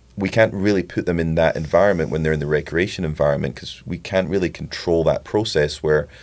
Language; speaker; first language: English; native; English